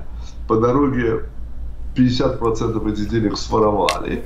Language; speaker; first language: Russian; native; Russian